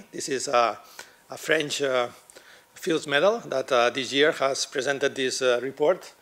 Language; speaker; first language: English; non-native, fluent; Catalan